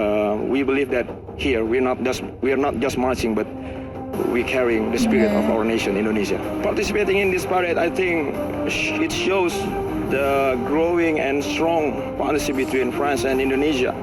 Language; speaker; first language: English; non-native, fluent; Indonesian